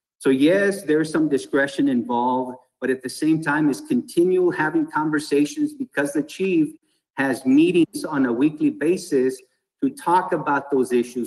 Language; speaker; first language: English; early bilingual, other home language; Spanish